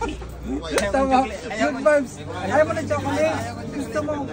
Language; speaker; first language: Filipino; native; Filipino